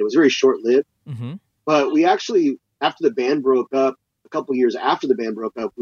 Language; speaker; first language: English; native; English